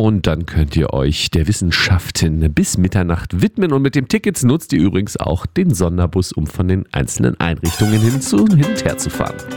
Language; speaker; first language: German; native; German